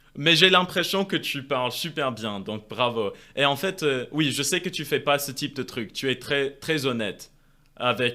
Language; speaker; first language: French; non-native, fluent; English